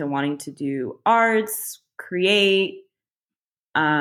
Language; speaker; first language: English; native; English